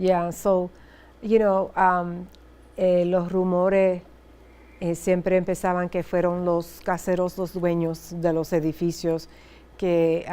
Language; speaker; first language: Spanish; early bilingual, heritage; Spanish